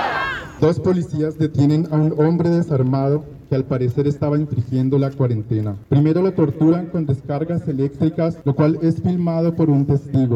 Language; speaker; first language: Spanish; native; Spanish